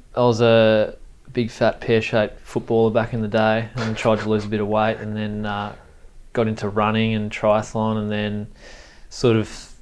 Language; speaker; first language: English; native; English